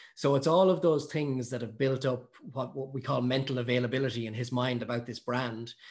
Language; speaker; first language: English; native; English